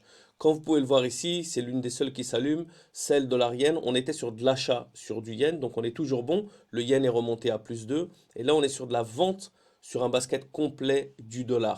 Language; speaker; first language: French; native; French